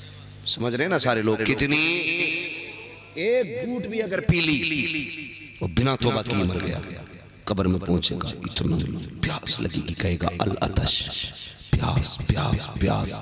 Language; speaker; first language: Hindi; native; Hindi